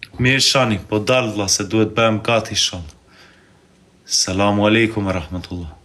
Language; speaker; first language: Albanian; early bilingual, heritage; Albanian